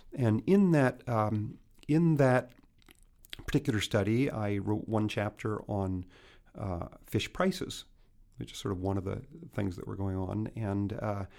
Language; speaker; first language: English; native; English